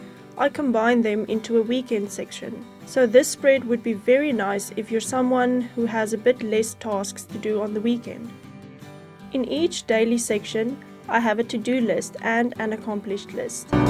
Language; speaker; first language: English; native; English